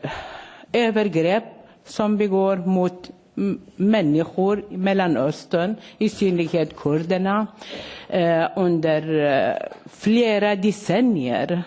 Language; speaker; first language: Swedish; non-native, fluent; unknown